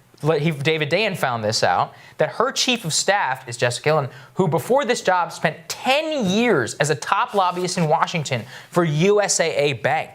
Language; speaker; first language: English; native; English